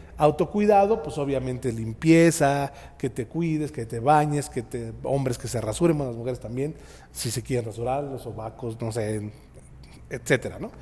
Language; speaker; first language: Spanish; native; Spanish